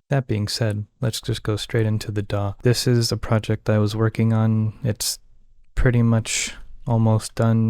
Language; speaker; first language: English; native; English